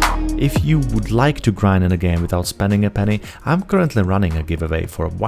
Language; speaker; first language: English; non-native, fluent; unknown